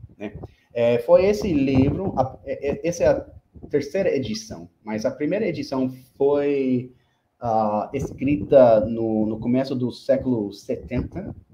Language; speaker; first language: Portuguese; non-native, fluent; English